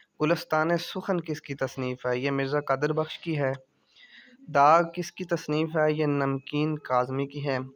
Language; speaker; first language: Urdu; native; Urdu